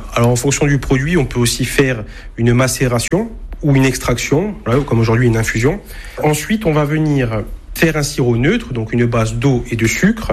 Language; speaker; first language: French; native; French